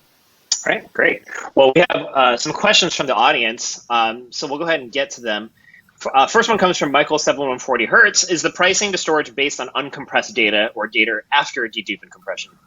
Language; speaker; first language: English; native; English